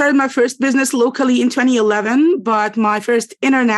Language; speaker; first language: English; non-native, fluent; Arabic